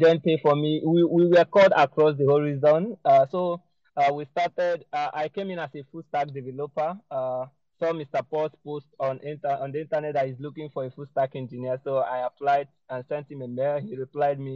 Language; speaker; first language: English; non-native, local second language; Igbo